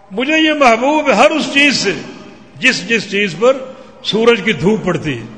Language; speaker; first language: Urdu; native; Urdu